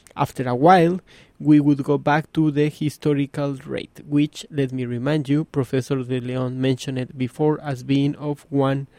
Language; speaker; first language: English; non-native, fluent; Spanish